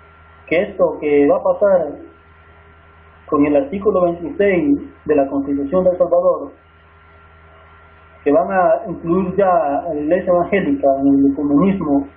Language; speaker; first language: Spanish; native; Spanish